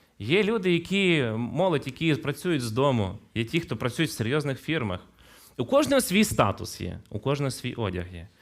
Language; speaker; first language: Ukrainian; non-native, local second language; Russian